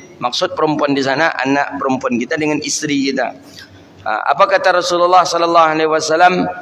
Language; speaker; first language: Malay; non-native, local second language; Minangkabau